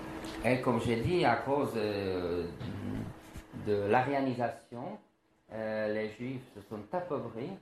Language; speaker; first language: French; non-native, fluent; Slovak